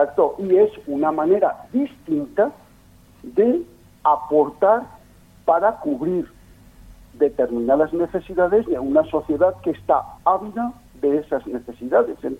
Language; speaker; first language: Spanish; native; Spanish